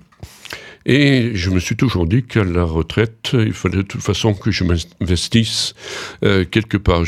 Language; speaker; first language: French; native; French